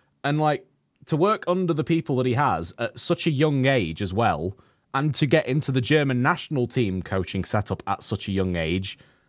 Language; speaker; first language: English; native; English